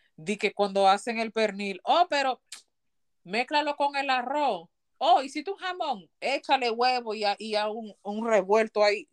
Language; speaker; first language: Spanish; early bilingual, heritage; Spanish